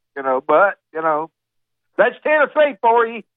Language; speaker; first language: English; native; English